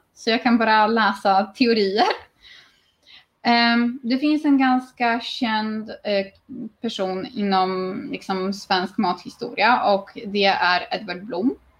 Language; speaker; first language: Swedish; native; Swedish